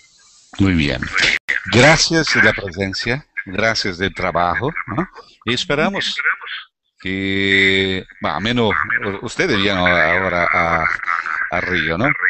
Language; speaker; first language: Spanish; non-native, learner; Portuguese